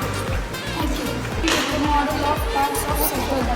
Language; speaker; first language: English; non-native, learner; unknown